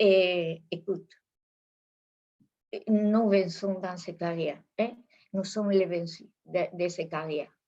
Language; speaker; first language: French; non-native, fluent; Spanish